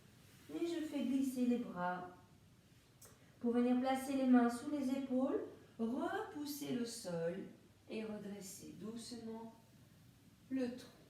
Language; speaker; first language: French; native; French